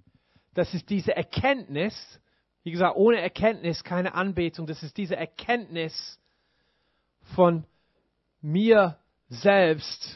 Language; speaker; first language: German; non-native, fluent; English